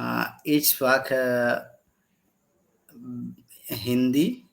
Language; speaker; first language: German; non-native, learner; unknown